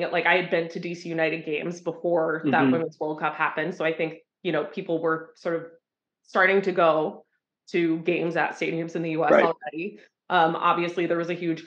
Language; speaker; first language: English; native; English